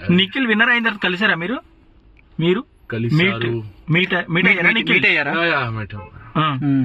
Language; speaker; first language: Telugu; native; Telugu